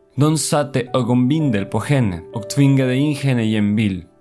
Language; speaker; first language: Swedish; non-native, fluent; Spanish